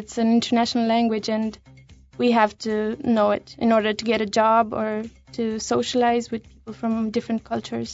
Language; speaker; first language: English; non-native, fluent; Romanian